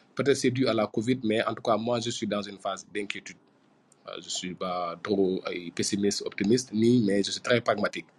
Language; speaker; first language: French; non-native, local second language; Fula